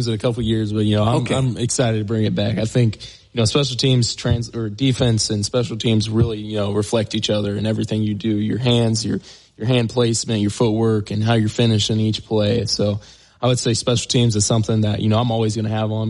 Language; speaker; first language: English; native; English